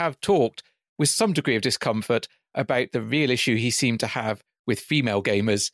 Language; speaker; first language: English; native; English